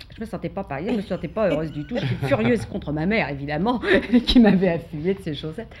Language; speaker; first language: French; native; French